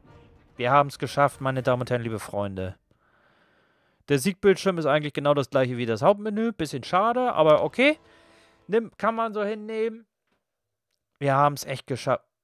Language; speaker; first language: German; native; German